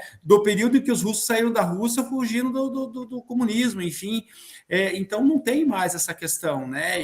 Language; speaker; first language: Portuguese; native; Portuguese